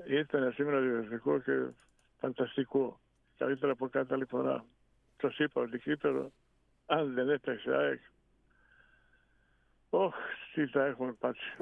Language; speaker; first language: Greek; non-native, fluent; Bosnian